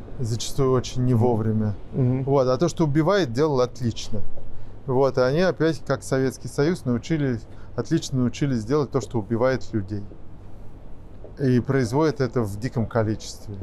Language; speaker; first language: Russian; native; Russian